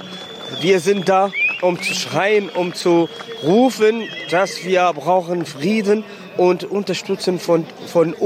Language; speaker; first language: German; non-native, learner; Kurdish